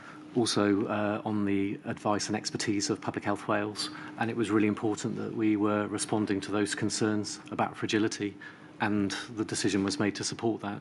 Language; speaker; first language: English; native; English